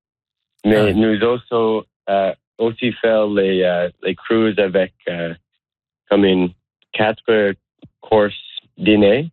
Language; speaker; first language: French; non-native, learner; English